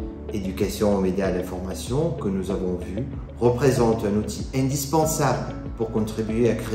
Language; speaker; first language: French; non-native, fluent; Italian